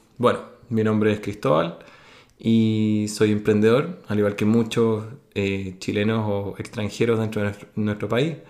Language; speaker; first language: Spanish; native; Spanish